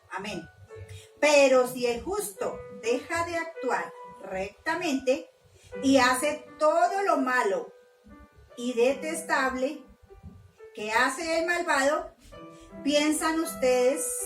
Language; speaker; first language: Spanish; native; Spanish